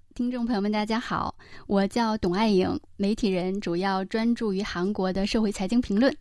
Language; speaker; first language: Chinese; native; Chinese